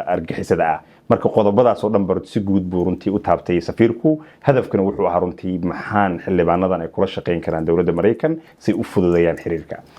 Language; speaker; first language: Somali; early bilingual, heritage; Somali